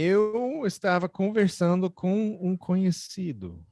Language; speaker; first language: Portuguese; non-native, fluent; English